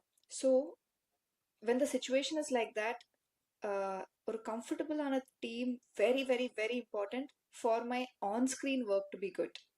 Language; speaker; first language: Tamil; non-native, learner; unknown